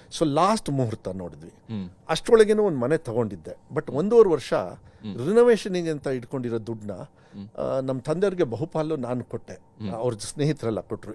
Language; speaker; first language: Kannada; native; Kannada